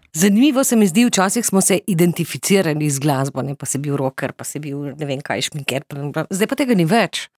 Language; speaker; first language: Slovenian; native; Slovenian